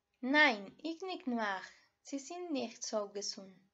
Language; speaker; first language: German; non-native, learner; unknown